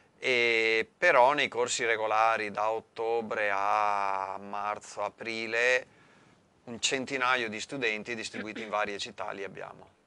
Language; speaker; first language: Italian; native; Italian